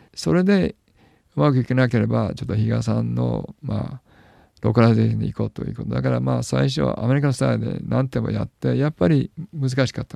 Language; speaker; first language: Japanese; non-native, fluent; English